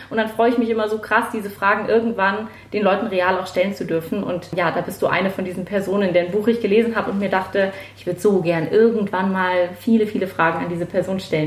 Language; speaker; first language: German; native; German